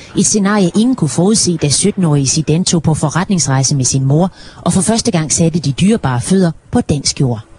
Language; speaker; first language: Danish; native; Danish